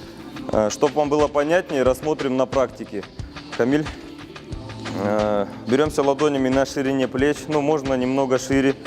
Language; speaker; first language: Russian; native; Russian